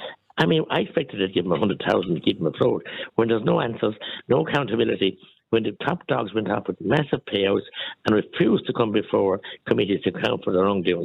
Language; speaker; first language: English; native; English